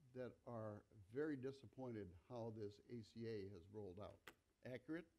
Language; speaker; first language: English; native; English